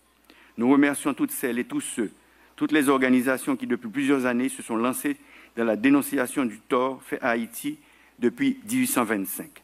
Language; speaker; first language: French; non-native, local second language; Haitian Creole